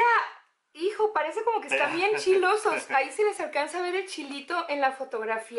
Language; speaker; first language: Spanish; native; Spanish